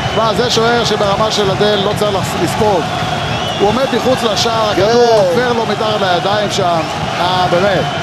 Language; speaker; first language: Hebrew; native; Hebrew